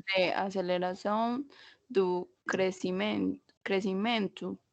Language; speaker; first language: Portuguese; non-native, learner; Spanish